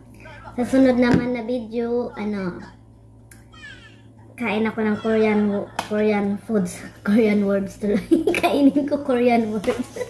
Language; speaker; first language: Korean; non-native, learner; Filipino